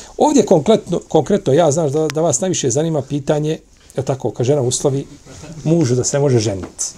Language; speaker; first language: Bosnian; native; Bosnian